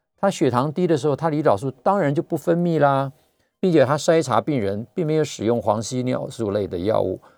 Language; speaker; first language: Chinese; native; Chinese